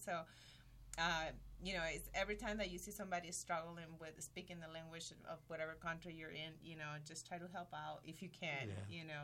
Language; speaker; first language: English; non-native, fluent; Spanish